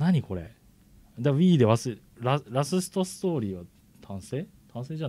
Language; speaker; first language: Japanese; native; Japanese